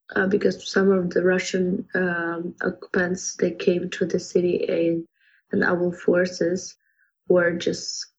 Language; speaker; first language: English; non-native, fluent; Ukrainian